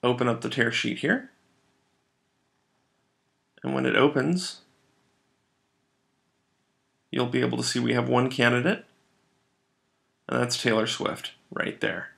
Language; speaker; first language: English; native; English